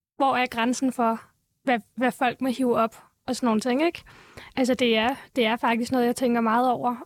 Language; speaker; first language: Danish; early bilingual, other home language; Turkish